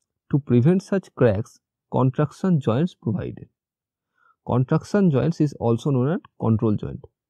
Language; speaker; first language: English; non-native, local second language; Bangla